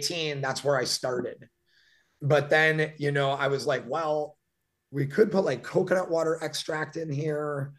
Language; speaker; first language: English; native; English